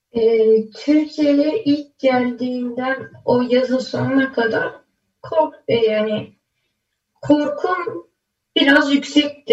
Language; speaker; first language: Turkish; early bilingual, other home language; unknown